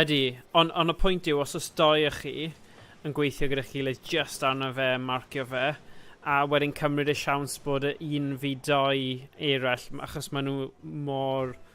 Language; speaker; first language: Welsh; non-native, local second language; English